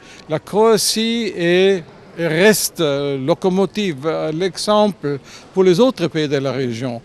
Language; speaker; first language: French; non-native, fluent; German